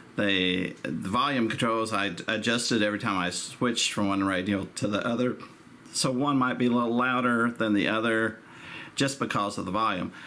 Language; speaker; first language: English; native; English